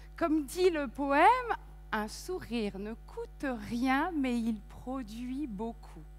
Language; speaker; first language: French; native; French